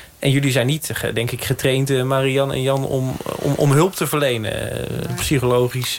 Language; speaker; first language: Dutch; native; Dutch